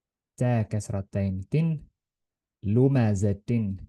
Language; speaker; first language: Arabic; non-native, learner; Estonian